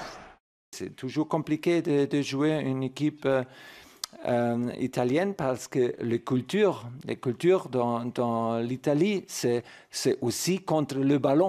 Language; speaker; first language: French; non-native, learner; German